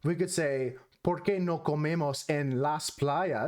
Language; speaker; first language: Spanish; non-native, learner; English